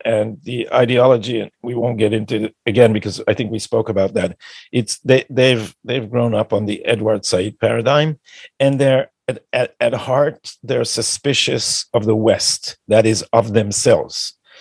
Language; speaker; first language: English; non-native, fluent; Hebrew